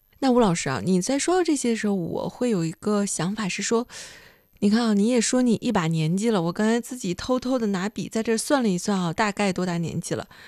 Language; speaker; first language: Chinese; native; Chinese